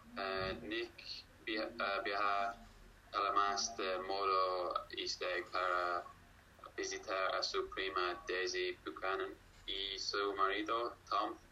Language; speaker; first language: Spanish; non-native, learner; English